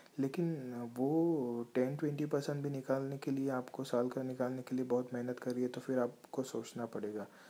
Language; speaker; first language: Hindi; native; Hindi